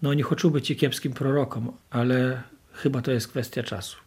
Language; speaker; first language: Polish; non-native, local second language; Ukrainian